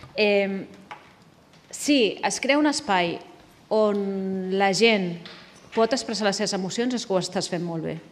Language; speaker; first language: Catalan; native; Catalan